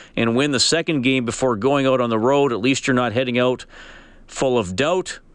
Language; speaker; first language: English; native; English